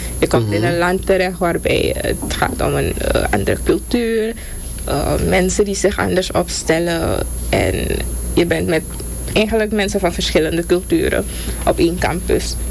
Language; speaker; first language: Dutch; native; Dutch